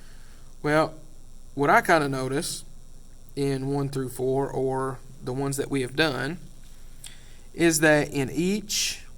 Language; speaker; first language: English; native; English